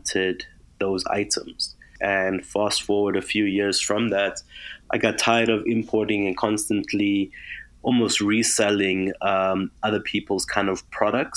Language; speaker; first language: English; native; English